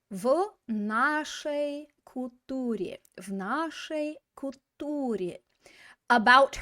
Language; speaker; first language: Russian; non-native, fluent; English